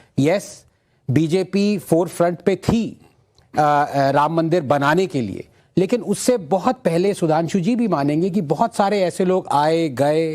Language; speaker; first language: Hindi; non-native, local second language; Tamil